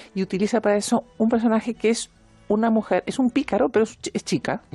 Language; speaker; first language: Spanish; native; Spanish